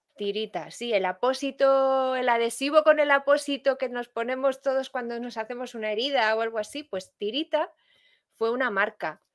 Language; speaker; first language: Spanish; native; Spanish